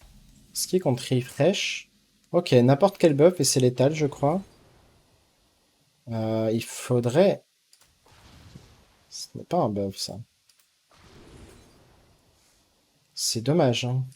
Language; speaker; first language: French; native; French